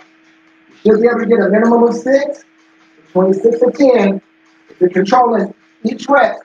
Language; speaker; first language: English; native; English